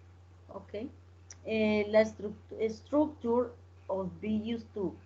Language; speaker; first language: English; non-native, learner; Spanish